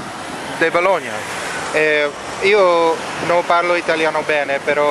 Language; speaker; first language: Italian; non-native, learner; English